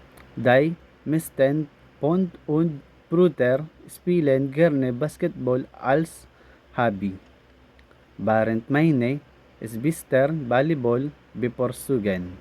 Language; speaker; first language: German; non-native, learner; Filipino